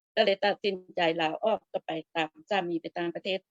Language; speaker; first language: Thai; non-native, local second language; Lao